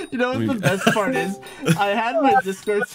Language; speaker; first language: English; native; English